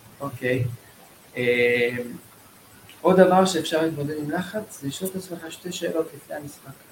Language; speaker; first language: Hebrew; native; Hebrew